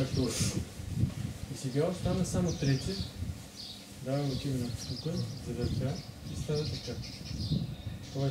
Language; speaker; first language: Bulgarian; non-native, learner; Russian